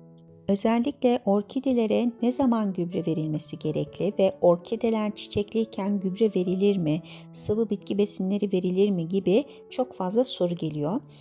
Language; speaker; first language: Turkish; native; Turkish